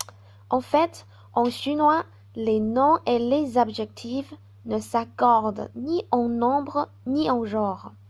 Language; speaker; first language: French; non-native, fluent; Chinese